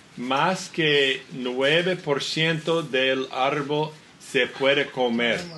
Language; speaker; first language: Spanish; non-native, learner; English